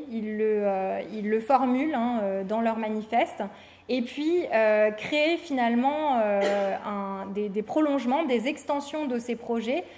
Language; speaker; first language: French; native; French